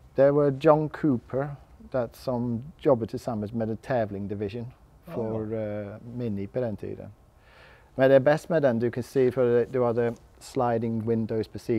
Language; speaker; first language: Swedish; non-native, learner; English